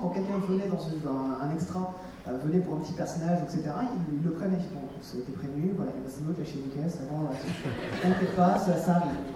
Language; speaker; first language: French; native; French